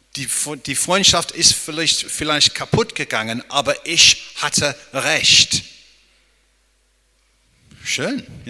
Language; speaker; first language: German; non-native, fluent; English